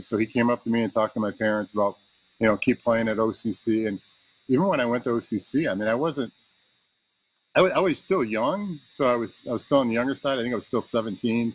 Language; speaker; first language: English; native; English